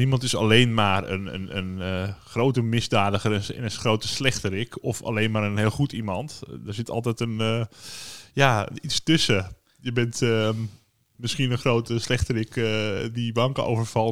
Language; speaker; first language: Dutch; native; Dutch